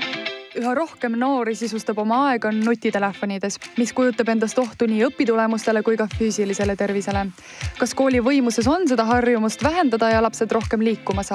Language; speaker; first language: Estonian; native; Estonian